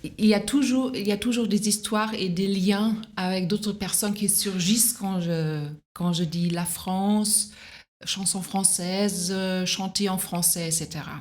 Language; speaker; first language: French; non-native, fluent; German